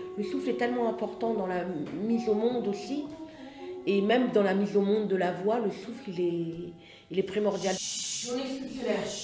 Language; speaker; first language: French; native; French